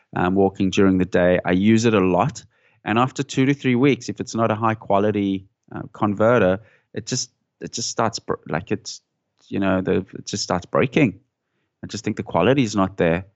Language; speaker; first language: English; native; English